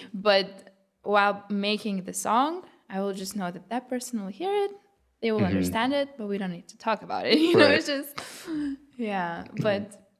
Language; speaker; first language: English; non-native, fluent; Lithuanian